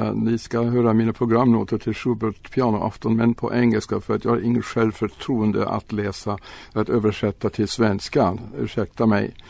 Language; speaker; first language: Swedish; non-native, learner; English